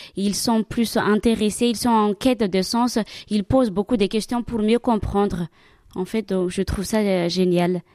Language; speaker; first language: French; non-native, local second language; Malagasy